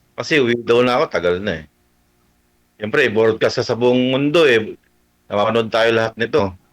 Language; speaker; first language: Filipino; native; Filipino